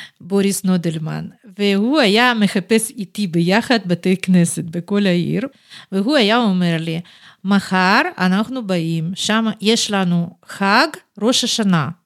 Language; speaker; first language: Hebrew; non-native, fluent; Russian